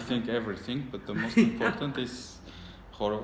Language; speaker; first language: English; non-native, learner; Armenian